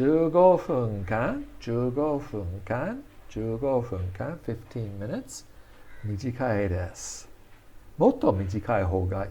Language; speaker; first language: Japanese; non-native, fluent; English